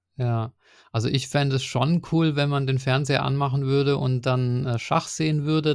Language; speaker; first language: German; native; German